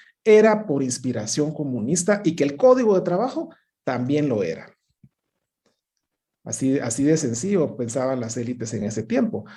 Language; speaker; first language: Spanish; native; Spanish